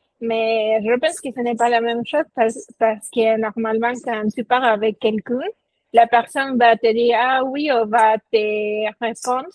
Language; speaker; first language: French; non-native, fluent; Spanish